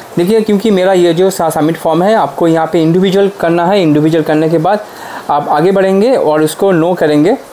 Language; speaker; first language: Hindi; non-native, local second language; Bangla